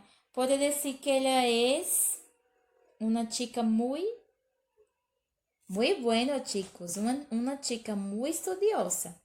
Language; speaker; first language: Spanish; non-native, learner; Portuguese